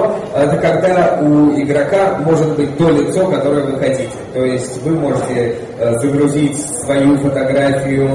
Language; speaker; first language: Russian; native; Russian